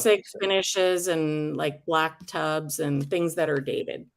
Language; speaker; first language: English; native; English